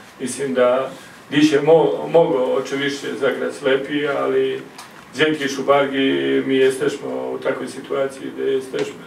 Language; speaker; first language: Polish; non-native, learner; Croatian